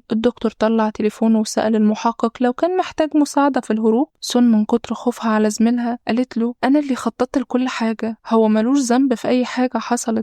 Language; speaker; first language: Arabic; native; Arabic